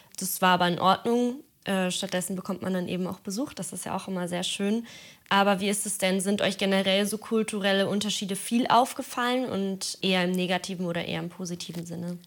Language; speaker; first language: German; native; German